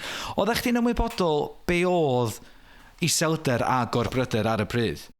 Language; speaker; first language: Welsh; native; Welsh